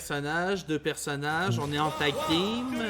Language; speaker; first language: French; native; French